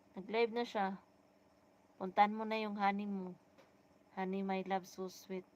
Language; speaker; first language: Filipino; non-native, local second language; Cebuano